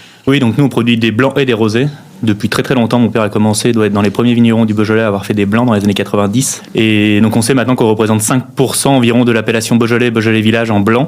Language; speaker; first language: French; native; French